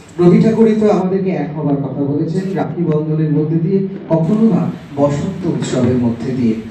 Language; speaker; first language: Bangla; native; Bangla